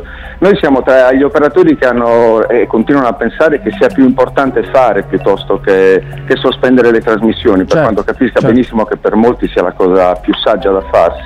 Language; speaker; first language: Italian; native; Italian